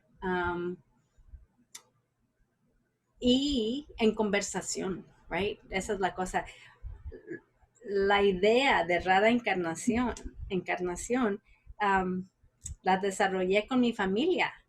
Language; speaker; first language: Spanish; early bilingual, heritage; Spanish